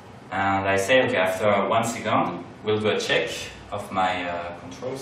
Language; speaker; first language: English; non-native, fluent; French